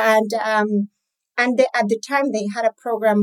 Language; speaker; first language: English; non-native, fluent; Spanish